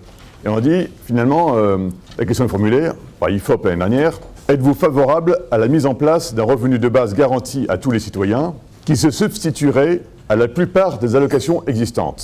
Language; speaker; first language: French; native; French